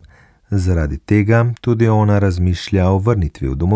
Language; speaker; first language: Slovenian; native; Slovenian